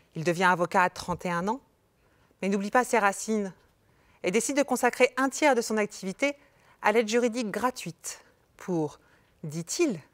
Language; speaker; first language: French; native; French